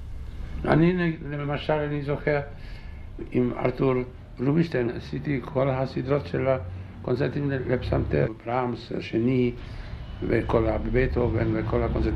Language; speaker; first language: Hebrew; non-native, fluent; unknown